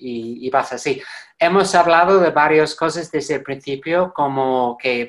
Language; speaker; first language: Spanish; non-native, fluent; English